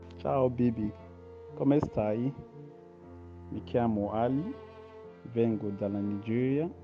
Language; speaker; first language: Italian; non-native, learner; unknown